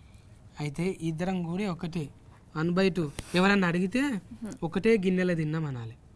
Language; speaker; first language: Telugu; native; Telugu